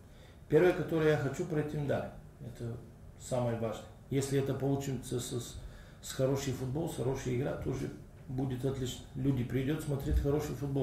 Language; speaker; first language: Russian; non-native, learner; Bulgarian